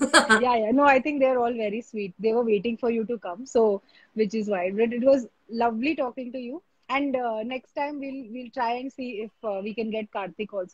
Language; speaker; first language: English; non-native, local second language; Marathi